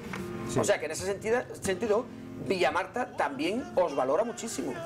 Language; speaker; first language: Spanish; native; Spanish